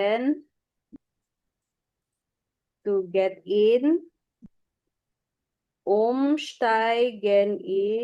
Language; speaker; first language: German; non-native, fluent; Filipino